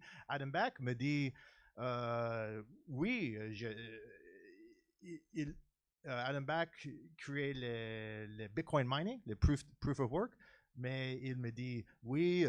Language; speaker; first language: French; non-native, learner; English